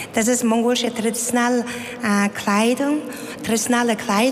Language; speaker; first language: German; non-native, learner; Mongolian